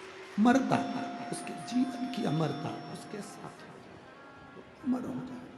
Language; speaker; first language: Hindi; native; Hindi